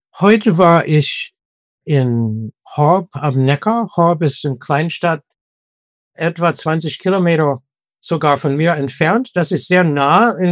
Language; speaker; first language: German; non-native, fluent; English